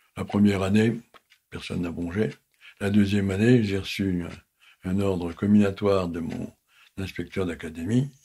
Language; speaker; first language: French; native; French